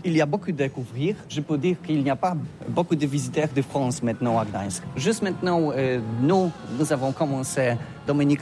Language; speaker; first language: French; non-native, learner; Polish